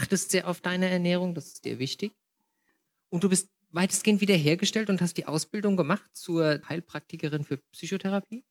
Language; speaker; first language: German; native; German